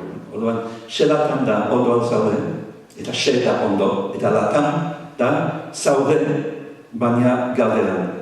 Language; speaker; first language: Basque; non-native, fluent; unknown